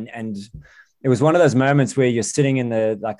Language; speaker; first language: English; native; English